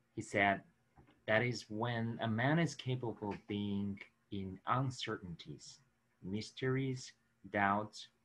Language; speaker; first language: English; non-native, fluent; Japanese